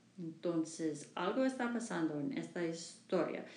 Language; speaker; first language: Spanish; non-native, learner; English